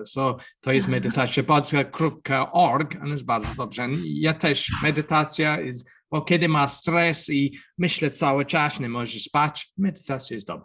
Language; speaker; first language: Polish; non-native, learner; English